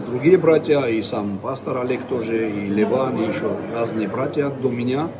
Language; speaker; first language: Russian; non-native, local second language; Georgian